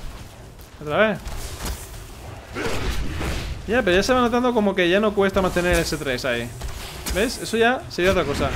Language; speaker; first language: Spanish; native; Spanish